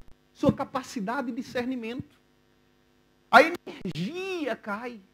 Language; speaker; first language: Portuguese; native; Portuguese